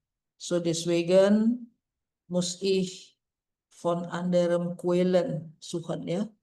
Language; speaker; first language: German; non-native, fluent; Indonesian